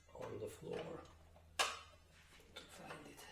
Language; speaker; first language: English; non-native, fluent; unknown